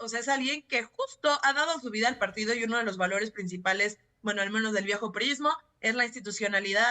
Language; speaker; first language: Spanish; native; Spanish